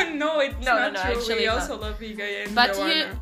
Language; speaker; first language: English; non-native, fluent; Portuguese